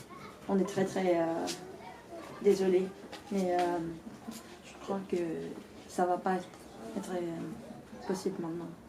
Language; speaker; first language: French; non-native, learner; Swedish